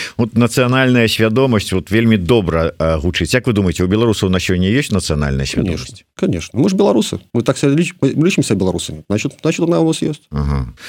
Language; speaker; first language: Belarusian; native; Belarusian